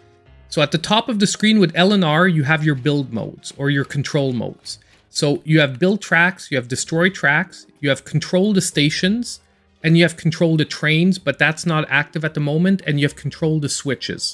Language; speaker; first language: English; native; English